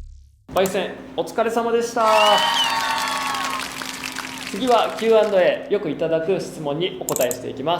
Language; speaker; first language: Japanese; native; Japanese